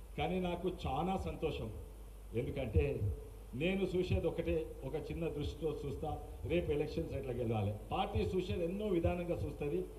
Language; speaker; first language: Telugu; native; Telugu